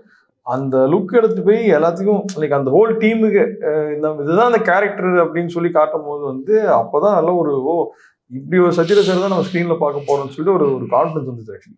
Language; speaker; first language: Tamil; native; Tamil